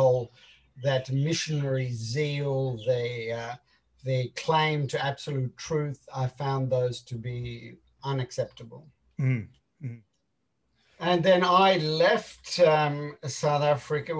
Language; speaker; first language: English; native; English